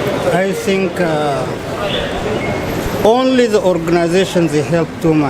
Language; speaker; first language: English; non-native, fluent; Arabic